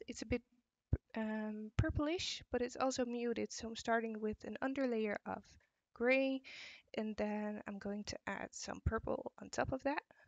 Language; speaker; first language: English; non-native, fluent; Dutch